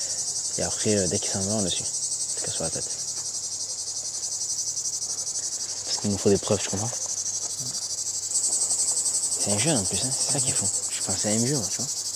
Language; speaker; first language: French; native; French